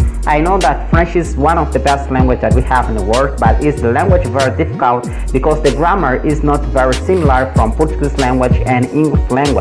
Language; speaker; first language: English; non-native, fluent; Portuguese